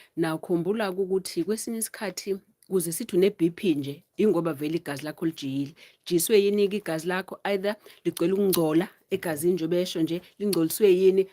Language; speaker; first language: Zulu; native; Zulu